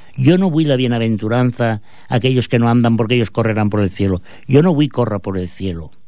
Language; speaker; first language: Spanish; non-native, local second language; Catalan